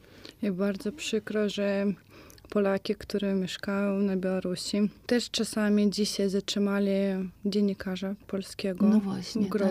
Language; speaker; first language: Polish; non-native, fluent; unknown